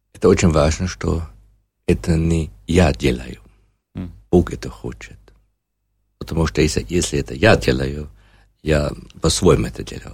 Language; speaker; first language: Russian; non-native, learner; German